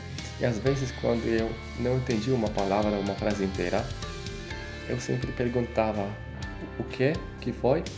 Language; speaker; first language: Portuguese; non-native, fluent; Polish